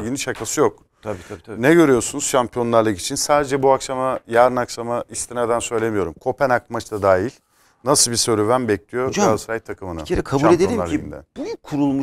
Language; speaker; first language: Turkish; native; Turkish